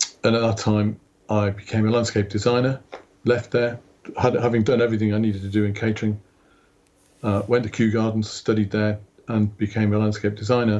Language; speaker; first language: English; native; English